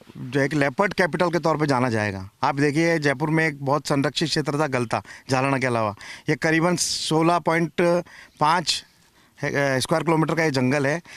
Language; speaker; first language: Hindi; native; Hindi